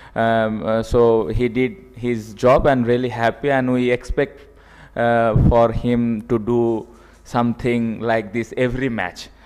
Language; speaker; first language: English; non-native, local second language; Bangla